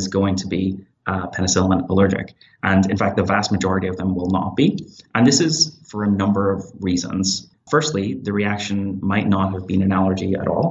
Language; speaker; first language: English; native; English